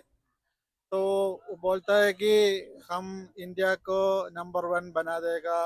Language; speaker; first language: Hindi; non-native, local second language; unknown